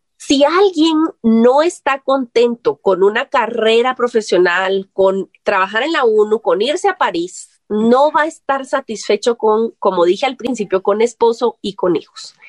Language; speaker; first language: Spanish; native; Spanish